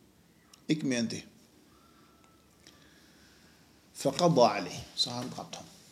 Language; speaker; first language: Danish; non-native, fluent; Arabic